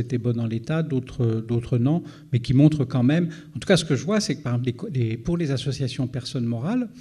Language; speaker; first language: French; native; French